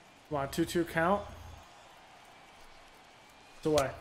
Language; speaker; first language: English; native; English